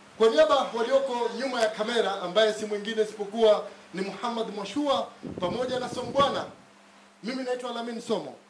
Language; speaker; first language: Swahili; native; Swahili